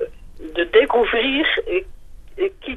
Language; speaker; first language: French; non-native, fluent; Dutch